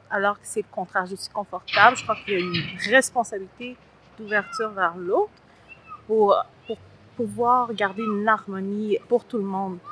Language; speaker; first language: French; early bilingual, other home language; Spanish